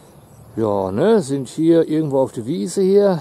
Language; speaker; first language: German; native; German